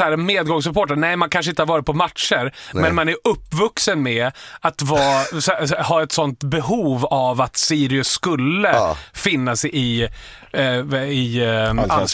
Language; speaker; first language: Swedish; native; Swedish